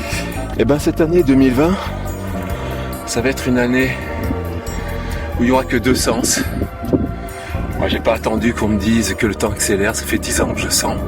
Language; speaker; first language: French; native; French